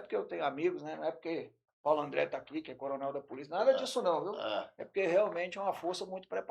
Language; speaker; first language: Portuguese; native; Portuguese